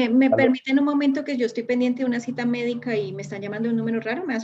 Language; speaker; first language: Spanish; native; Spanish